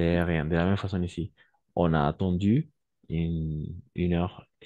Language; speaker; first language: French; non-native, fluent; Spanish